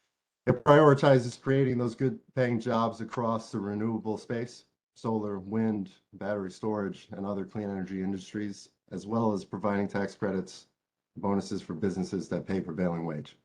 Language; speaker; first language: English; native; English